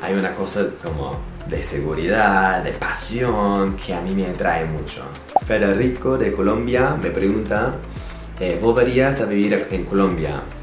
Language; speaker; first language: Spanish; non-native, fluent; English